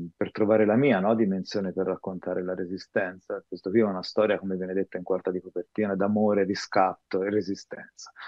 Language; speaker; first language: Italian; native; Italian